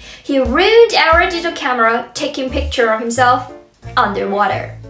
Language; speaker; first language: English; non-native, fluent; Chinese